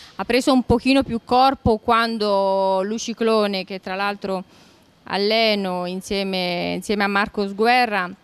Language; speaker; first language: Italian; native; Italian